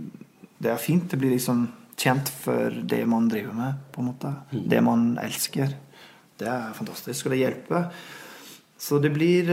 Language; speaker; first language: Norwegian; non-native, fluent; English